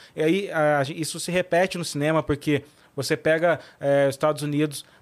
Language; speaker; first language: Portuguese; native; Portuguese